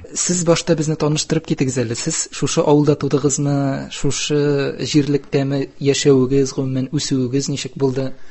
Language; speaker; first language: Tatar; native; Tatar